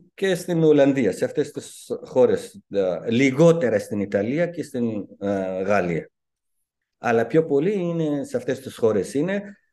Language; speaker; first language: Greek; non-native, fluent; Persian